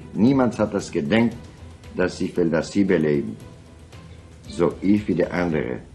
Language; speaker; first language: German; non-native, local second language; Yiddish